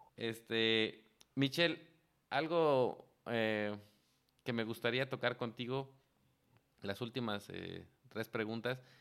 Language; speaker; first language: Spanish; native; Spanish